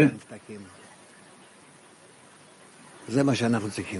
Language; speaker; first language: Turkish; native; Turkish